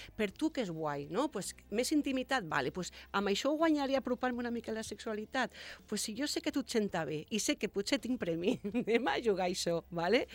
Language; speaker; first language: Catalan; non-native, local second language; Spanish